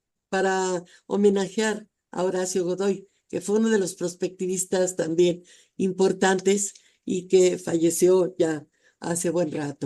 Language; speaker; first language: Spanish; native; Spanish